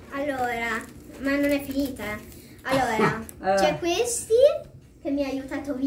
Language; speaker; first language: Italian; early bilingual, other home language; Portuguese